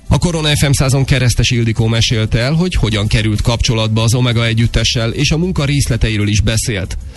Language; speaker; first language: Hungarian; native; Hungarian